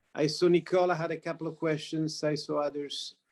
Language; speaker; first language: English; non-native, fluent; Italian